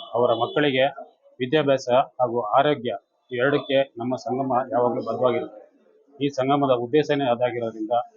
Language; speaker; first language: Kannada; native; Kannada